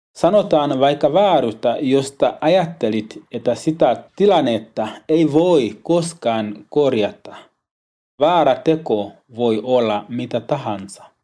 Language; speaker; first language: Finnish; non-native, learner; Swahili